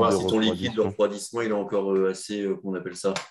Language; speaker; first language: French; native; French